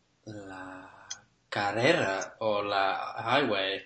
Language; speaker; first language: Spanish; non-native, learner; English